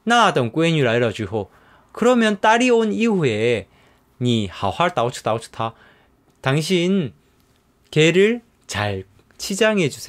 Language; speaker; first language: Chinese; non-native, fluent; Korean